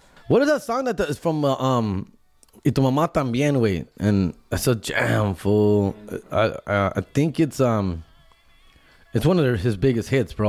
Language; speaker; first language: English; early bilingual, other home language; Spanish